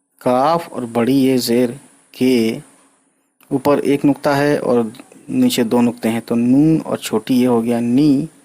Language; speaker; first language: Urdu; native; Urdu